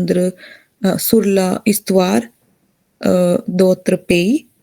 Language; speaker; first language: French; non-native, learner; Hindi